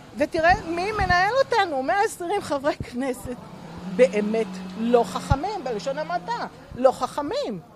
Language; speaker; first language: Hebrew; early bilingual, other home language; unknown